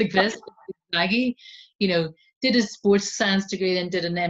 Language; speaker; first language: English; native; English